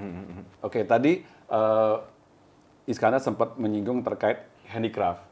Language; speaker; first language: Indonesian; native; Indonesian